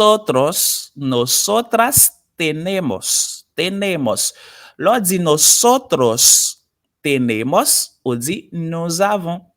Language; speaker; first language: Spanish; non-native, fluent; Haitian Creole